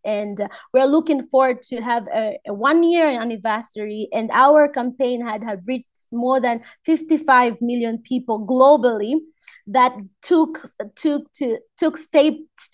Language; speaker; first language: English; non-native, local second language; Swahili